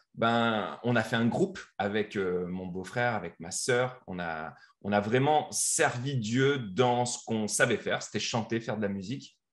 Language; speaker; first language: French; native; French